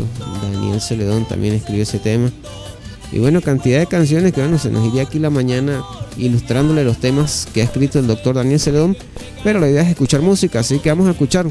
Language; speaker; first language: Spanish; native; Spanish